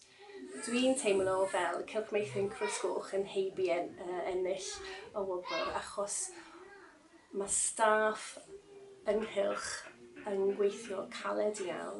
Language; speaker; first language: Welsh; non-native, learner; English